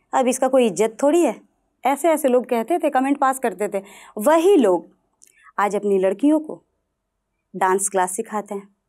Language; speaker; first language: Hindi; non-native, local second language; Bhojpuri